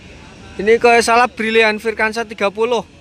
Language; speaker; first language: Indonesian; native; Indonesian